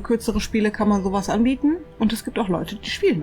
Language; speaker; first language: German; native; German